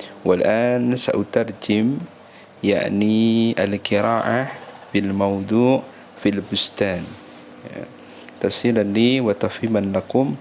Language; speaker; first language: Arabic; non-native, fluent; Indonesian